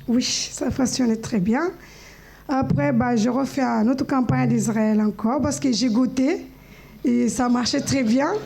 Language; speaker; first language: French; non-native, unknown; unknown